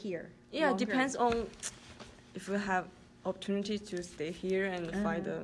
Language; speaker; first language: English; non-native, learner; Chinese